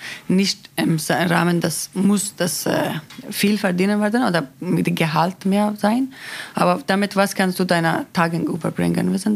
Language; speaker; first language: German; non-native, learner; Persian